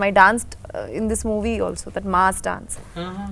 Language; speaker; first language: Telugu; non-native, learner; Bangla